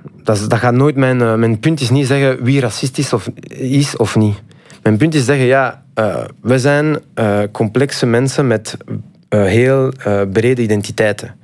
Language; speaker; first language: Dutch; non-native, fluent; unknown